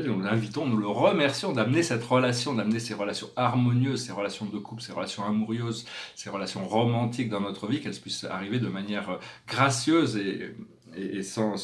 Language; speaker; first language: French; native; French